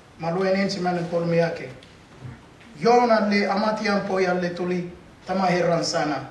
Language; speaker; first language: Finnish; non-native, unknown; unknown